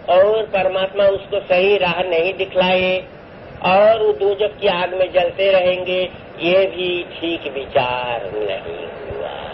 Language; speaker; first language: Hindi; non-native, local second language; Bangla